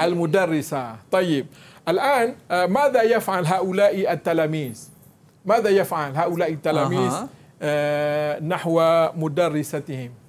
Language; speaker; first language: Arabic; non-native, fluent; Malay